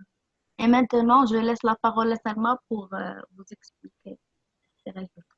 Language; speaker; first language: French; non-native, local second language; Arabic